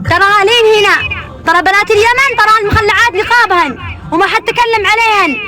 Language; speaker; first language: Arabic; native; Arabic